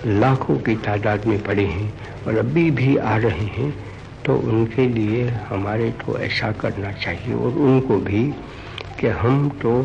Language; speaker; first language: Hindi; non-native, local second language; Gujarati